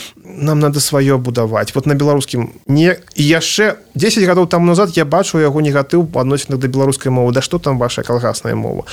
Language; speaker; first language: Belarusian; non-native, local second language; Russian